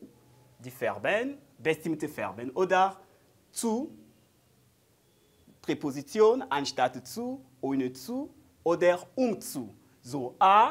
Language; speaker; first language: German; non-native, learner; French